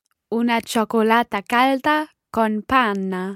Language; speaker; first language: Italian; non-native, learner; English